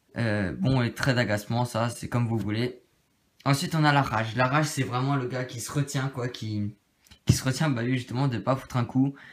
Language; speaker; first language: French; native; French